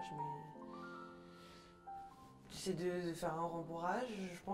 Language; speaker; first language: French; native; French